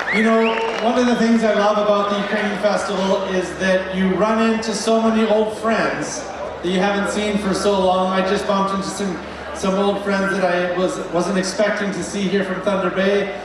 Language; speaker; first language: English; native; English